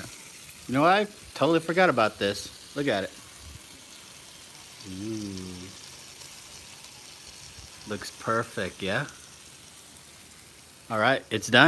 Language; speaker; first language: English; native; English